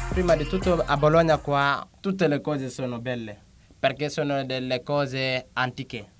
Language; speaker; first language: Italian; non-native, learner; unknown